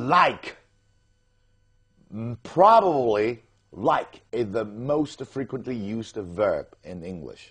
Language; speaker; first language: English; non-native, fluent; Chinese